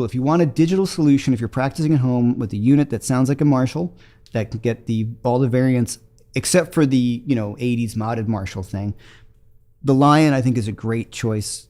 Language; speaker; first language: English; native; English